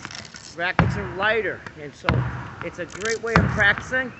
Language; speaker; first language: English; native; English